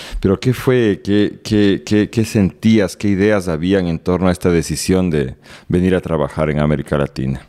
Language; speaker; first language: Spanish; native; Spanish